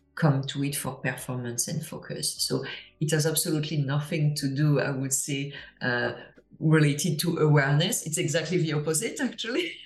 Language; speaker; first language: English; non-native, fluent; French